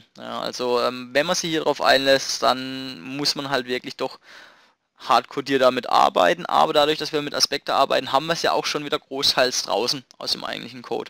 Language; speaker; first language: German; native; German